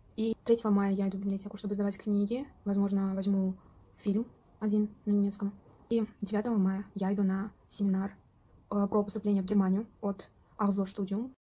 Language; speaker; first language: Russian; non-native, local second language; Uzbek